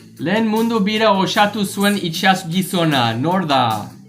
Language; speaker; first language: Basque; non-native, learner; English